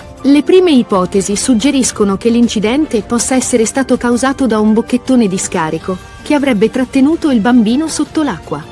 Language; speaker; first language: Italian; native; Italian